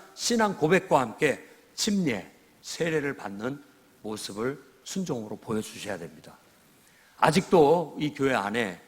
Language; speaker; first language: Korean; native; Korean